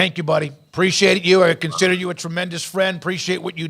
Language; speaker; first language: English; native; English